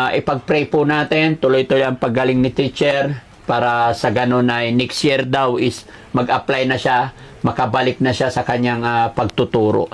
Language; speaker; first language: Filipino; native; Filipino